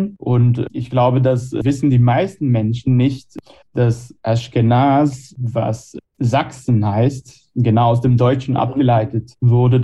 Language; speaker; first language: German; non-native, fluent; Hebrew